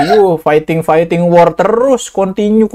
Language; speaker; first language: English; non-native, learner; Indonesian